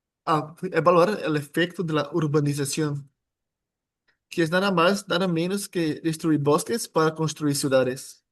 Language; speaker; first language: Spanish; non-native, fluent; Portuguese